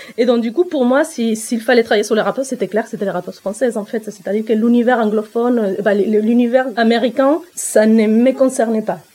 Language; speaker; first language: French; non-native, fluent; Spanish